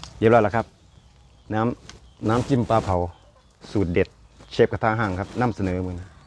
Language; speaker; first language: Thai; non-native, local second language; Lao